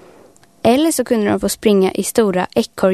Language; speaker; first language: Swedish; native; Swedish